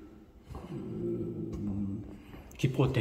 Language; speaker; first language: French; non-native, local second language; Arabic